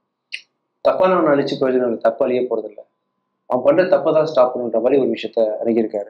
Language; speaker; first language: Tamil; native; Tamil